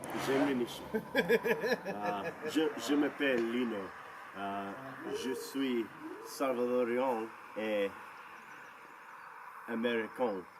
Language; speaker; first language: French; non-native, learner; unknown